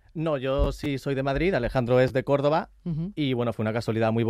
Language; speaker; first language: Spanish; native; Spanish